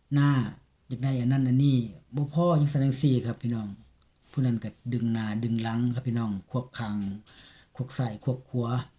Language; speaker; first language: Thai; native; Thai